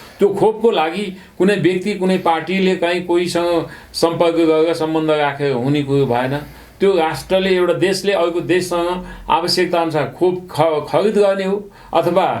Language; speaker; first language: Nepali; native; Nepali